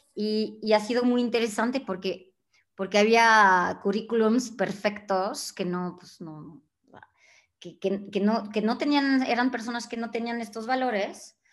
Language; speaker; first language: Spanish; non-native, fluent; French